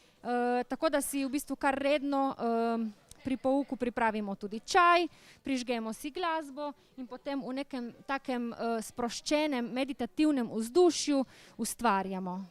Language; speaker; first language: Slovenian; native; Slovenian